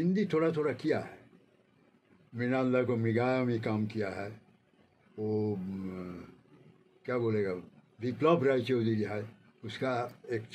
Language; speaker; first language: Hindi; non-native, local second language; Bangla